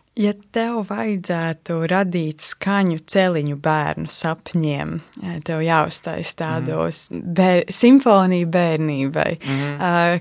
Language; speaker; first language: Latvian; native; Latvian